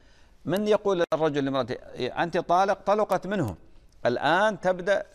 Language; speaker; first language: Arabic; native; Arabic